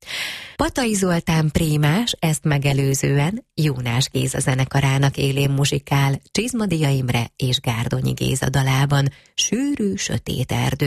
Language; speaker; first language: Hungarian; native; Hungarian